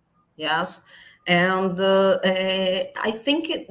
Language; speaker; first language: English; non-native, learner; Portuguese